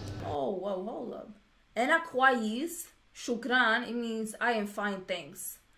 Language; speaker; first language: English; non-native, fluent; Swedish